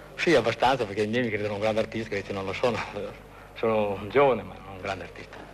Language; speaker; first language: Italian; native; Italian